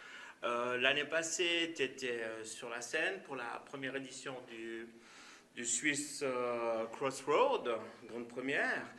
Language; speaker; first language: French; native; French